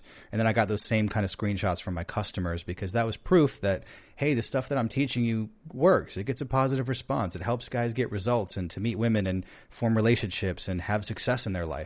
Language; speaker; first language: English; native; English